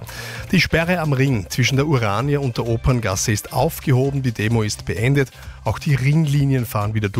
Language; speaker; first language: German; native; German